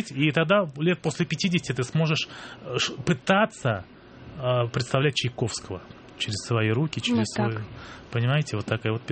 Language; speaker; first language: Russian; native; Russian